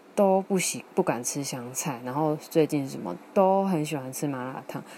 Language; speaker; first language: Chinese; non-native, local second language; Min Nan Chinese